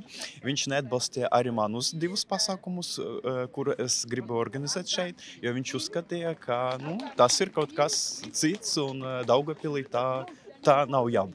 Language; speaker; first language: Latvian; non-native, local second language; Russian